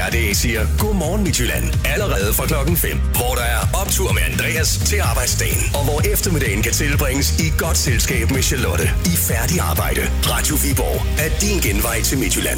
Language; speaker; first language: Danish; native; Danish